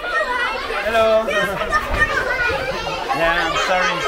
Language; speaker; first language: English; non-native, fluent; French